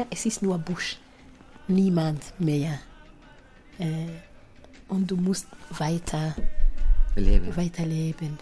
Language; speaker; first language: German; non-native, fluent; Kinyarwanda